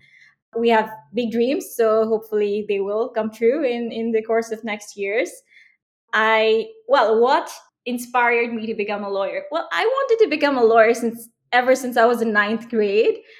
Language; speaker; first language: English; non-native, local second language; Hindi